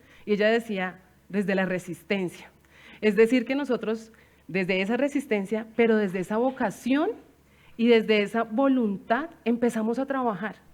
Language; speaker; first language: Spanish; native; Spanish